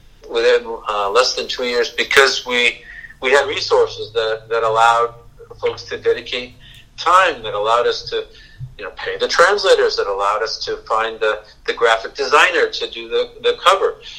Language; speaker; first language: English; native; English